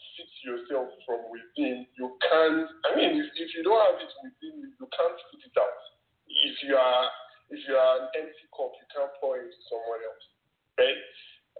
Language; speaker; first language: English; non-native, local second language; Yoruba